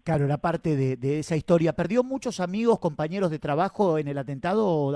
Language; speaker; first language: Spanish; native; Spanish